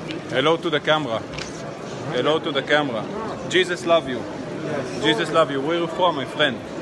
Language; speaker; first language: English; non-native, learner; Hebrew